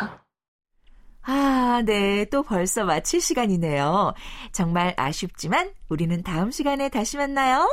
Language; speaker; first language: Korean; non-native, fluent; Chinese